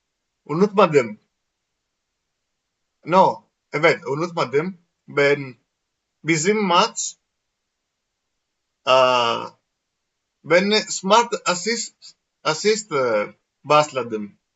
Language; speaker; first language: Turkish; non-native, learner; Greek